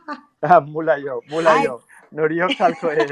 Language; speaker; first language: Korean; non-native, learner; Spanish